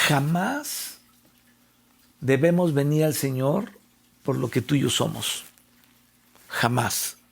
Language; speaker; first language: Spanish; native; Spanish